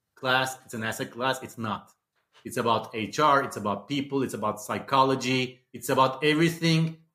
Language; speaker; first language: English; non-native, fluent; Turkish